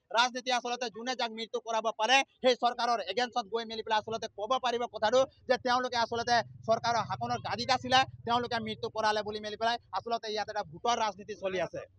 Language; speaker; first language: Assamese; non-native, local second language; Sadri